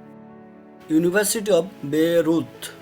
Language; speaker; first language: German; non-native, learner; Bangla